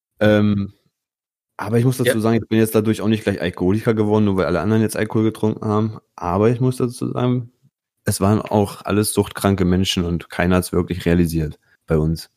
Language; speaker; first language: German; early bilingual, other home language; Italian